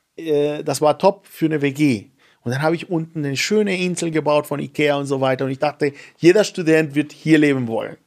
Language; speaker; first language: German; non-native, fluent; Spanish